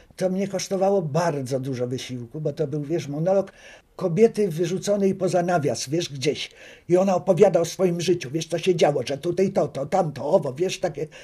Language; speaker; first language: Polish; native; Polish